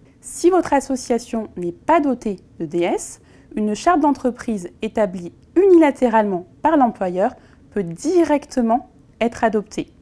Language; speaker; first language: French; native; French